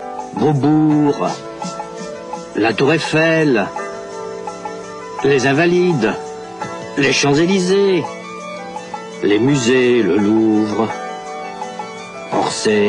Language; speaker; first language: French; native; French